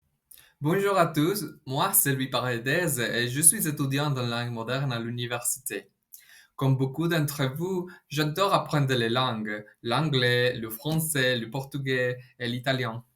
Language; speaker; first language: French; non-native, fluent; Spanish